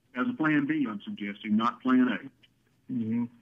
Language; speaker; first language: English; native; English